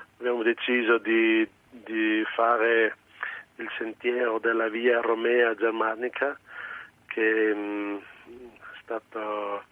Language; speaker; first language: Italian; non-native, local second language; German